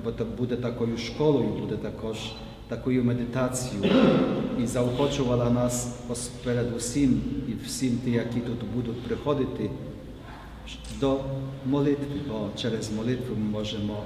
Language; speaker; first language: Ukrainian; non-native, fluent; Polish